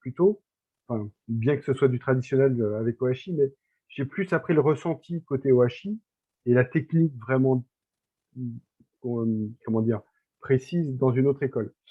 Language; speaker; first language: French; native; French